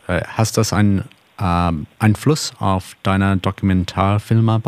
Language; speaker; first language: German; non-native, learner; English